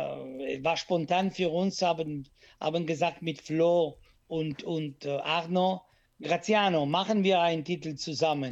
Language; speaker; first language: German; non-native, learner; Italian